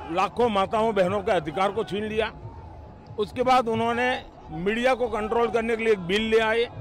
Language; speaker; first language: Hindi; non-native, local second language; Gujarati